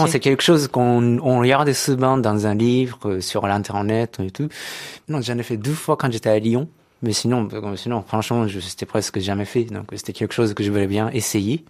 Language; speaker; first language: French; non-native, fluent; Japanese